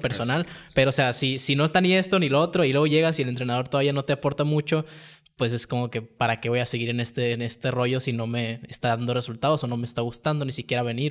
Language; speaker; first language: Spanish; native; Spanish